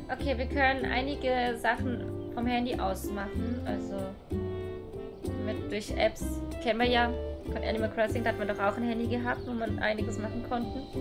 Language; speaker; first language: German; native; German